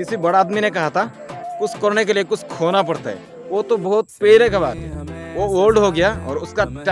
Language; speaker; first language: Hindi; non-native, local second language; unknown